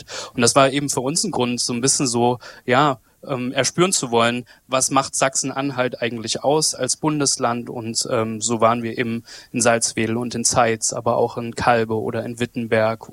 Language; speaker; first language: German; native; German